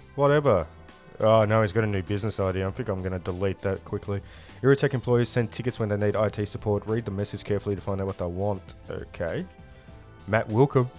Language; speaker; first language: English; native; English